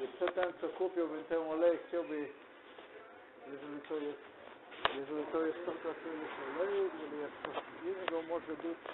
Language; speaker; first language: Polish; non-native, learner; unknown